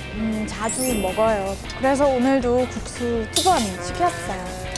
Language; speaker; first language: Korean; non-native, fluent; German